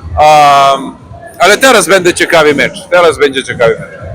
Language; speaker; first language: Polish; non-native, learner; Serbian